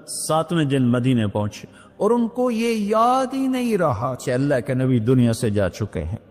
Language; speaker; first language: Urdu; non-native, local second language; Punjabi